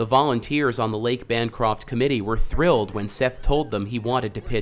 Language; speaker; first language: English; native; English